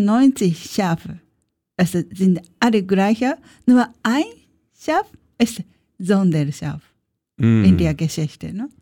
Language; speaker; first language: German; non-native, learner; Japanese